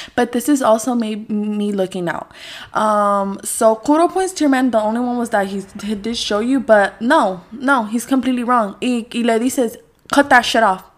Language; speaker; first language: English; early bilingual, other home language; Spanish